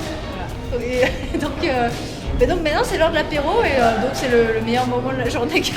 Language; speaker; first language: French; native; French